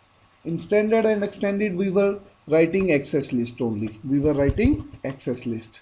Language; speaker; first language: English; non-native, local second language; Hindi